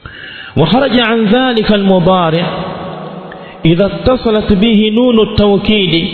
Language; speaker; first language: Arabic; non-native, fluent; Swahili